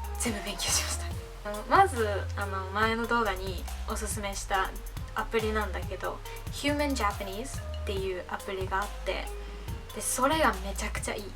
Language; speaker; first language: Japanese; non-native, fluent; English